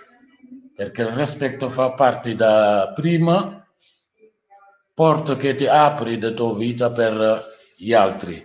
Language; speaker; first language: Italian; non-native, learner; Wolof